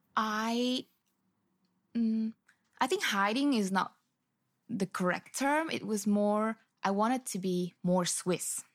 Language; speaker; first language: English; non-native, fluent; Swiss German